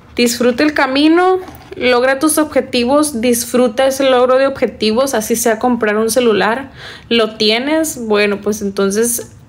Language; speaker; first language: Spanish; native; Spanish